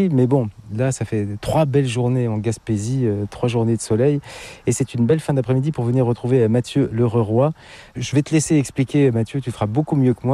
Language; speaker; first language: French; native; French